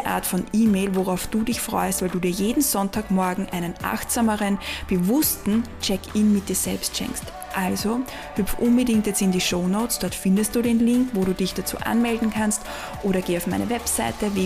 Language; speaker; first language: German; native; German